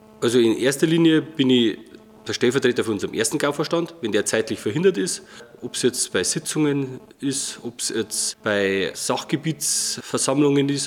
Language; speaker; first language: German; native; German